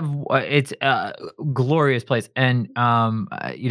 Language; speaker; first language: English; native; English